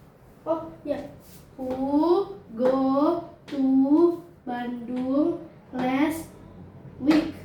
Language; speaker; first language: English; non-native, learner; Indonesian